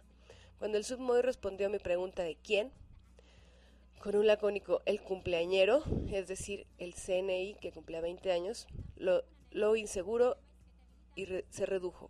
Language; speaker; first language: Spanish; native; Spanish